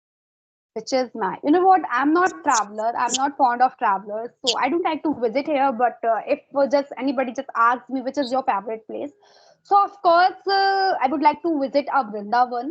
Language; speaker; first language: English; non-native, fluent; Hindi